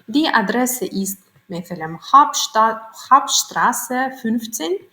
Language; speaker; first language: German; non-native, learner; Turkmen